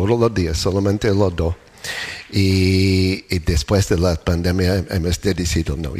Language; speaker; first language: Spanish; non-native, learner; English